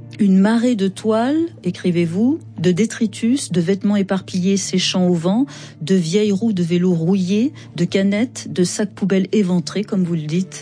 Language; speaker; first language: French; native; French